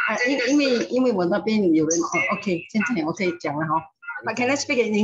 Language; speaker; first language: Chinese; non-native, local second language; Min Nan Chinese